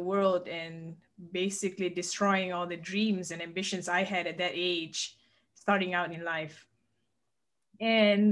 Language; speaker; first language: English; non-native, local second language; Malay